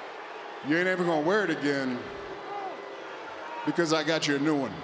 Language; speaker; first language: English; native; English